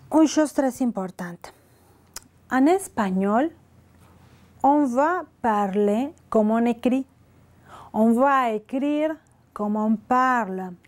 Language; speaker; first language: French; non-native, fluent; Spanish